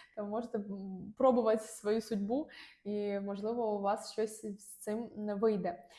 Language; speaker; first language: Ukrainian; non-native, local second language; Russian